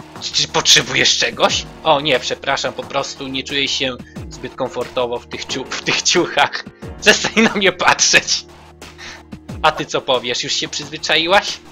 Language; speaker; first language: Polish; native; Polish